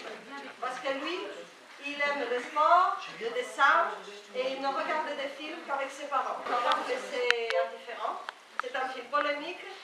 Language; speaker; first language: French; non-native, fluent; Spanish